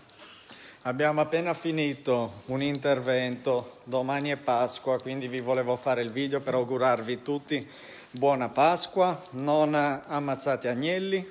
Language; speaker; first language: Italian; native; Italian